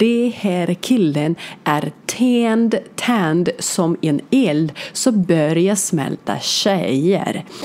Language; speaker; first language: Swedish; non-native, learner; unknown